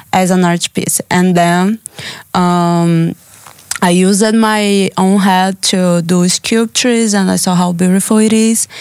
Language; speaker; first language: English; non-native, learner; Portuguese